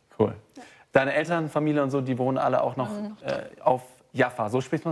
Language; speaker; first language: German; native; German